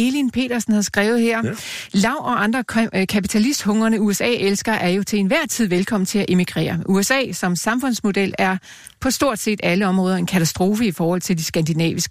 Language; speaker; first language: Danish; native; Danish